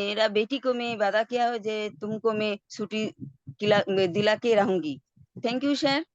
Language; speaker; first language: Hindi; non-native, local second language; Bangla